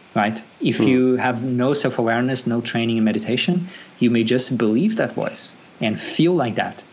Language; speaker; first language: English; non-native, fluent; Portuguese